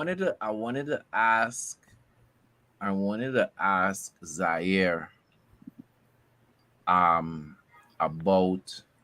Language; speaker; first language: English; native; English